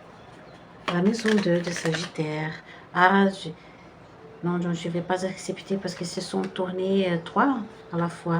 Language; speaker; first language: French; non-native, fluent; Portuguese